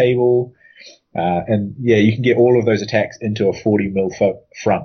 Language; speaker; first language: English; native; English